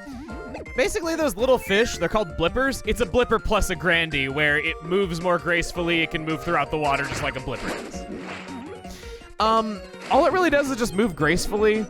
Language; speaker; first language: English; native; English